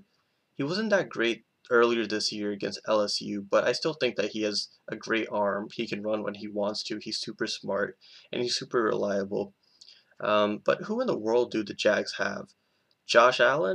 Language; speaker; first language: English; native; English